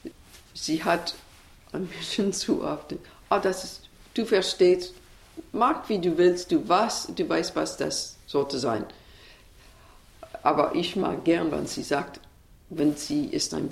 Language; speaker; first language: German; non-native, learner; English